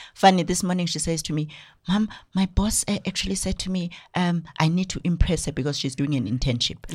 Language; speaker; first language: English; non-native, local second language; Zulu